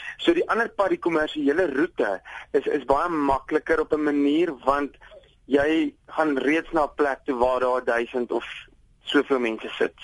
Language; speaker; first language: Afrikaans; native; Afrikaans